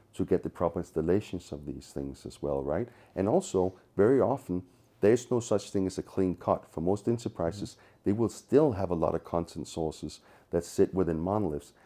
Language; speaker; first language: English; non-native, fluent; Danish